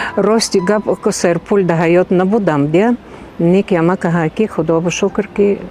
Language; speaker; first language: Tajik; non-native, fluent; Russian